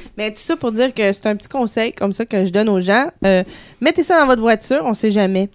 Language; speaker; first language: French; native; French